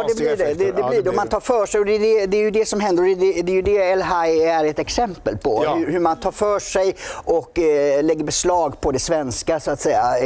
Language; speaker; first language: Swedish; native; Swedish